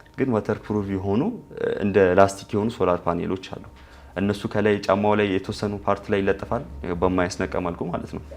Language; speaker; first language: Amharic; non-native, local second language; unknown